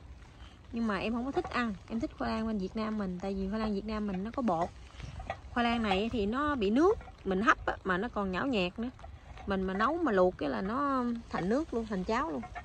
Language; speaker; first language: Vietnamese; native; Vietnamese